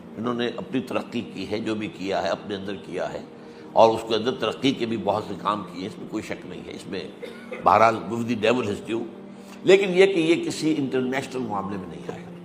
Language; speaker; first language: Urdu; native; Urdu